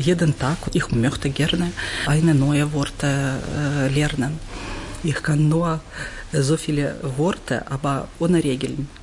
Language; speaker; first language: German; non-native, learner; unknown